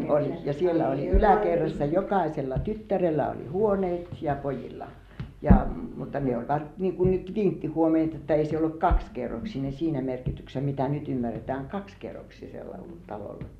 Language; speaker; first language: Finnish; native; Finnish